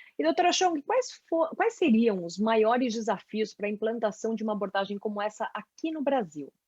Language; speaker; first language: Portuguese; native; Portuguese